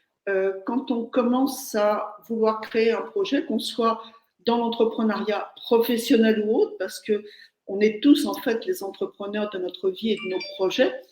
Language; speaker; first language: French; native; French